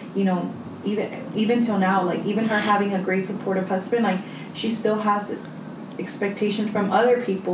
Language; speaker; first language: English; early bilingual, other home language; Spanish